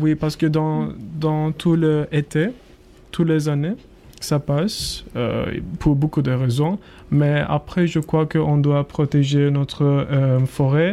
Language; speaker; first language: French; non-native, learner; Turkish